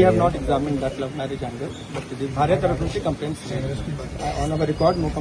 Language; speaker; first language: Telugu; non-native, learner; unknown